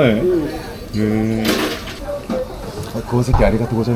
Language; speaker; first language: Japanese; non-native, fluent; Korean